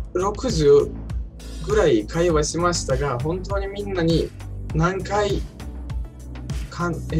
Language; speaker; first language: Japanese; non-native, learner; Turkish